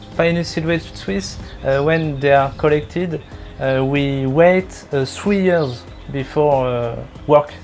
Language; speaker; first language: English; non-native, learner; French